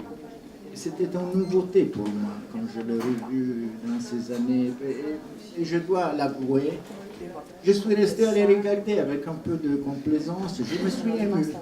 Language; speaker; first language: French; non-native, fluent; Italian